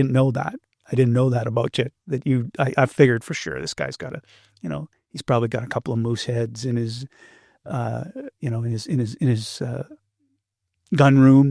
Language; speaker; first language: English; native; English